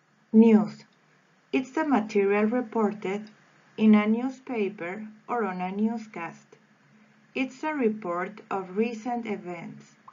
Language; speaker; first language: English; non-native, fluent; Spanish